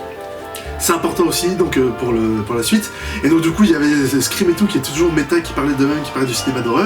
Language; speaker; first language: French; native; French